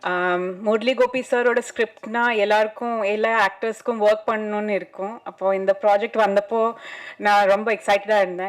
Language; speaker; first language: Tamil; non-native, fluent; Malayalam